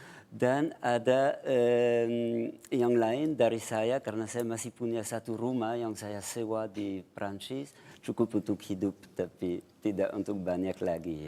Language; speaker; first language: Indonesian; non-native, fluent; French